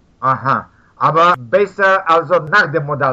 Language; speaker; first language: German; non-native, fluent; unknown